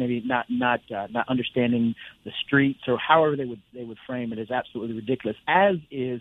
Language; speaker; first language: English; native; English